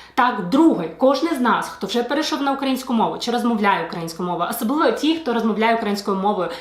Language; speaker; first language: Ukrainian; non-native, local second language; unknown